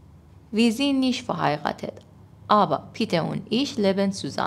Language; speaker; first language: German; non-native, fluent; Persian